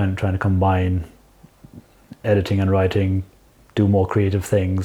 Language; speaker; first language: English; non-native, local second language; Nepali